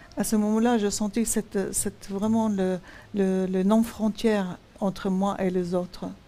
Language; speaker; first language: French; non-native, fluent; Arabic